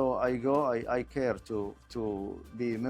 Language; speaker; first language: English; non-native, local second language; Arabic